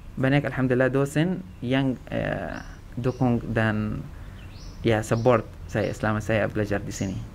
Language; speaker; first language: Indonesian; non-native, fluent; Arabic